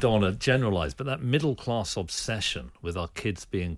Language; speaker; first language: English; native; English